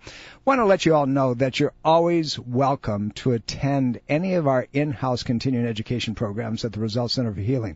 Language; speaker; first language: English; native; English